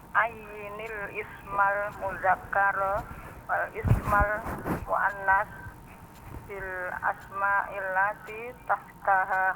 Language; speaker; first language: Arabic; non-native, learner; Indonesian